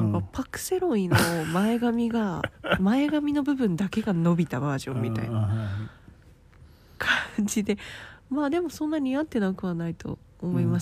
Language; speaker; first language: Japanese; native; Japanese